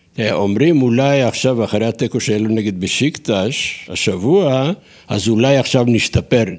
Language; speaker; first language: Hebrew; non-native, fluent; Turkish